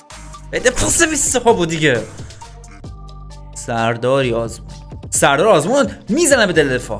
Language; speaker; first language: Persian; native; Persian